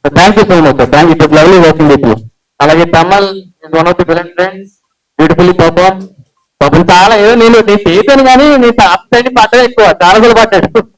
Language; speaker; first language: Telugu; early bilingual, heritage; Telugu